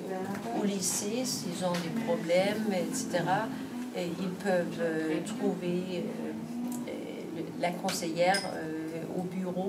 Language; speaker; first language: French; non-native, fluent; Danish